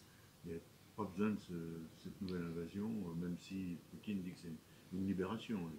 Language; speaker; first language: French; native; French